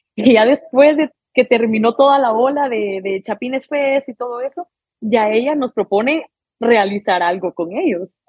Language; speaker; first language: Spanish; native; Spanish